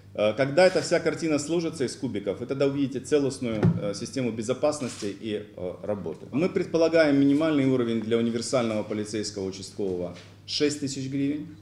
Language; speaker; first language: Russian; native; Russian